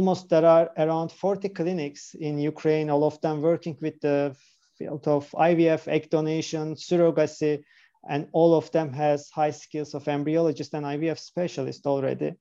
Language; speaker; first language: English; non-native, fluent; Turkish